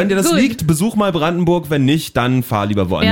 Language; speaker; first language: German; native; German